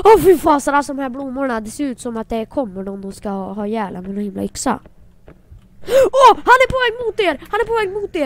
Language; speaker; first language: Swedish; native; Swedish